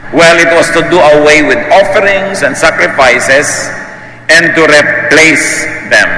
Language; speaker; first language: English; non-native, local second language; Filipino